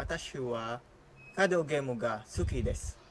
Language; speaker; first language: Japanese; non-native, learner; Filipino